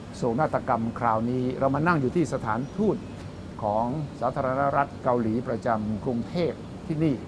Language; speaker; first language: Thai; native; Thai